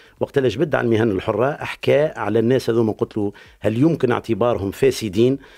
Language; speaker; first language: Arabic; native; Arabic